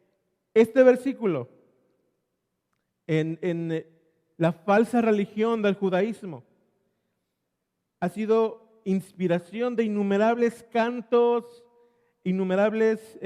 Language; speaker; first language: Spanish; native; Spanish